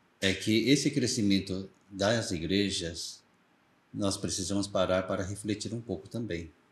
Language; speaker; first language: Portuguese; early bilingual, other home language; Korean